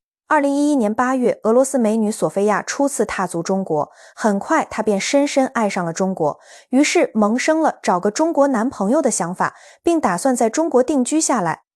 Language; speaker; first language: Chinese; native; Chinese